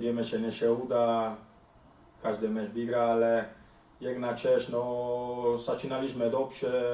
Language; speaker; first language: Polish; non-native, learner; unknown